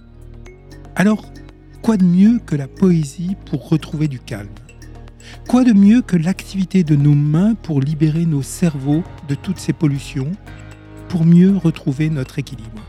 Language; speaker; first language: French; native; French